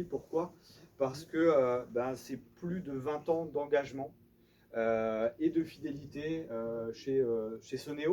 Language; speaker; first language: French; native; French